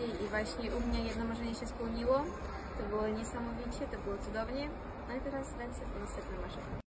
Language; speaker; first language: Polish; non-native, fluent; Russian